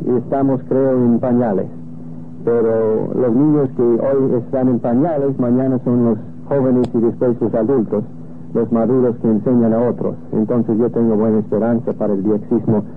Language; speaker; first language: Spanish; non-native, fluent; English